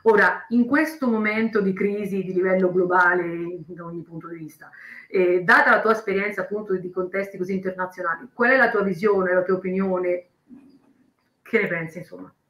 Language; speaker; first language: Italian; native; Italian